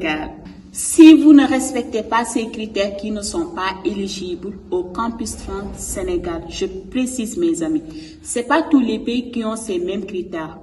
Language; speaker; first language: French; non-native, local second language; Wolof